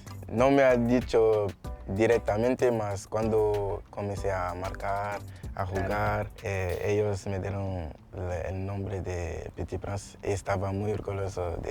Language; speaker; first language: Spanish; non-native, learner; Portuguese